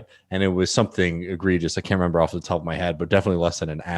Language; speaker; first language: English; native; English